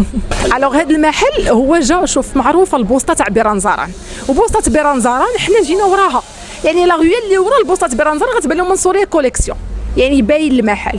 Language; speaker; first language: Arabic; native; Arabic